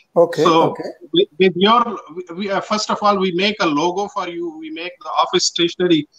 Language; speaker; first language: English; non-native, local second language; Pashto